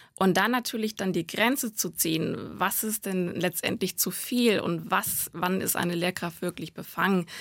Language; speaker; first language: German; native; German